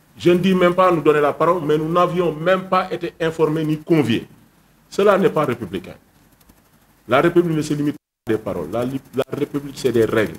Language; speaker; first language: French; non-native, local second language; Wolof